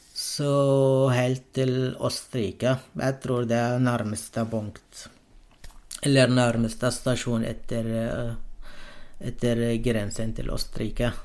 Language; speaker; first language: Norwegian; non-native, fluent; Arabic